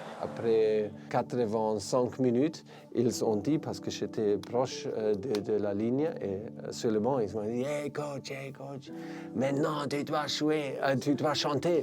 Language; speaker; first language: French; non-native, fluent; German